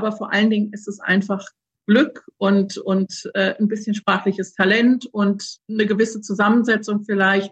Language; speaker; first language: German; native; German